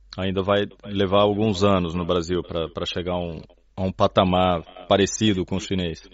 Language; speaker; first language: Portuguese; native; Portuguese